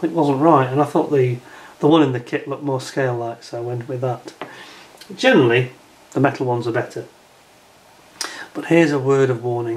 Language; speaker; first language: English; native; English